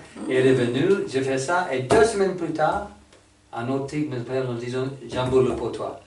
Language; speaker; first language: French; non-native, fluent; English